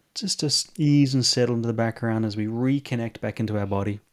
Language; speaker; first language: English; native; English